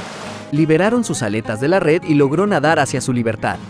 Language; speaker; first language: Spanish; native; Spanish